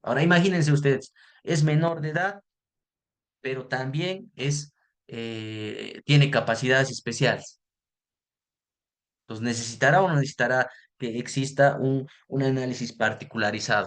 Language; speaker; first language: Spanish; native; Spanish